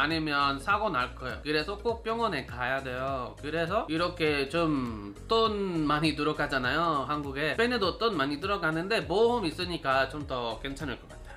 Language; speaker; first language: Korean; non-native, learner; Spanish